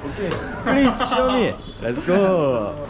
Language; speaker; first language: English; non-native, learner; Korean